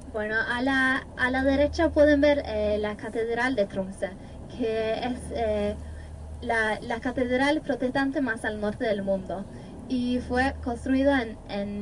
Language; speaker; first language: Spanish; non-native, fluent; Norwegian